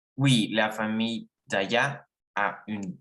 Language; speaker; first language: French; non-native, learner; Spanish